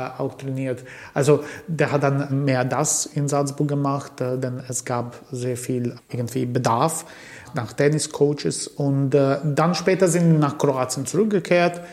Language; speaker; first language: German; early bilingual, other home language; Croatian